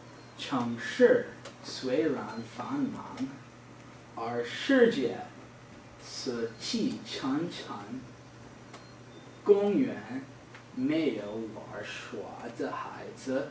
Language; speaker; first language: Chinese; non-native, learner; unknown